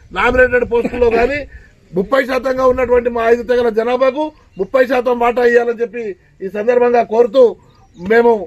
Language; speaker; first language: Telugu; native; Telugu